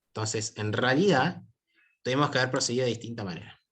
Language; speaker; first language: Spanish; native; Spanish